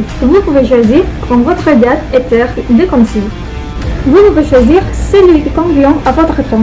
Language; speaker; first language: French; non-native, learner; Indonesian